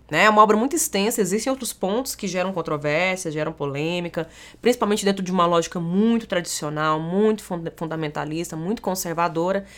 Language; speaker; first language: Portuguese; native; Portuguese